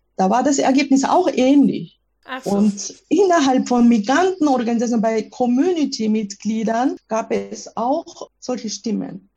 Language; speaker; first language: German; non-native, fluent; Japanese